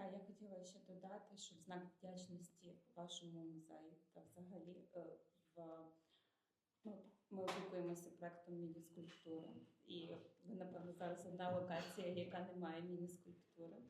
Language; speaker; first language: Ukrainian; native; Ukrainian